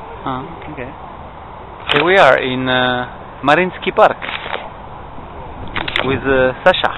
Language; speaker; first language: English; non-native, fluent; French